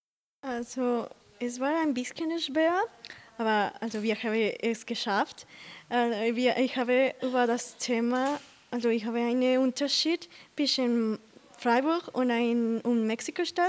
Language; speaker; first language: German; non-native, learner; Spanish